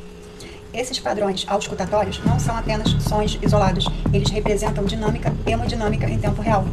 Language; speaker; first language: Portuguese; native; Portuguese